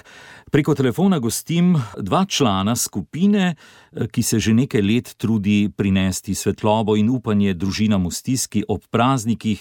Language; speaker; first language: Slovenian; native; Slovenian